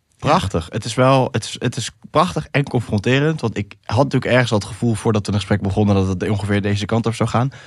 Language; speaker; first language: Dutch; early bilingual, other home language; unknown